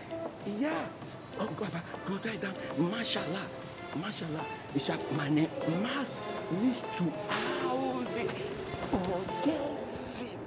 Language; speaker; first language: German; non-native, learner; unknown